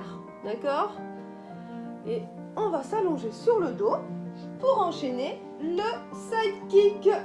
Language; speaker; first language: French; native; French